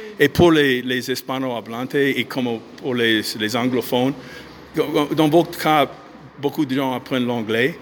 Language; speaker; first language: French; non-native, fluent; English